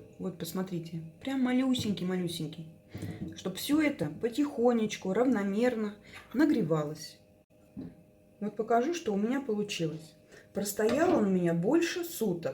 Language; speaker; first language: Russian; native; Russian